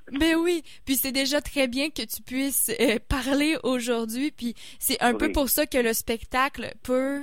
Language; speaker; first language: French; native; French